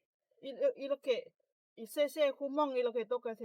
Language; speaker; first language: Korean; non-native, learner; Lao